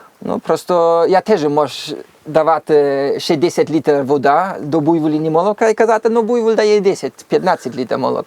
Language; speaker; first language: Ukrainian; non-native, learner; German